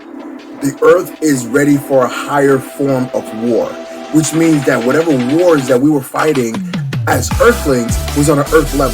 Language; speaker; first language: English; native; English